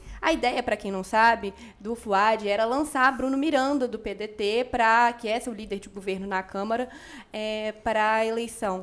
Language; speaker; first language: Portuguese; native; Portuguese